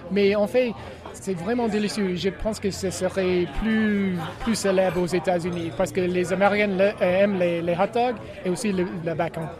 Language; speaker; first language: French; non-native, learner; English